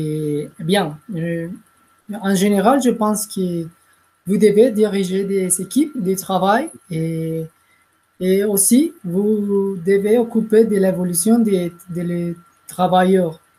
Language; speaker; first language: French; non-native, learner; Spanish